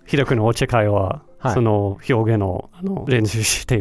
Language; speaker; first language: Japanese; non-native, learner; Danish